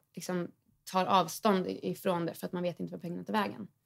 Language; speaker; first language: Swedish; native; Swedish